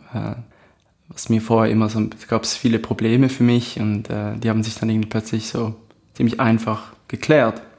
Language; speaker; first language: German; native; German